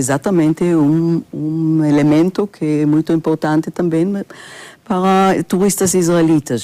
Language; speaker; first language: Portuguese; non-native, fluent; Hebrew